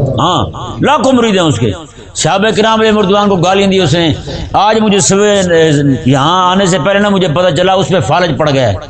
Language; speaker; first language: Urdu; non-native, local second language; Punjabi